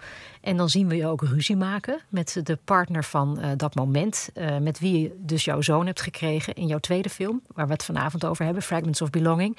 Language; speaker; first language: Dutch; native; Dutch